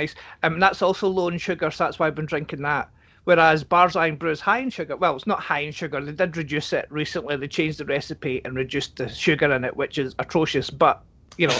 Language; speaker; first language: English; native; English